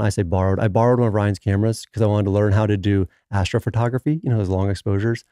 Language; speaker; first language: English; native; English